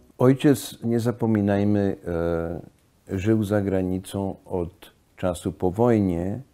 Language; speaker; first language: Polish; early bilingual, heritage; Polish